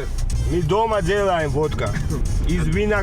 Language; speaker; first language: Russian; non-native, learner; Georgian